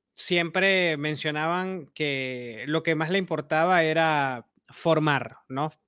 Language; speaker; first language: Spanish; native; Spanish